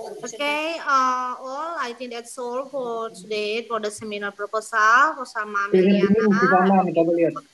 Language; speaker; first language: English; non-native, fluent; Indonesian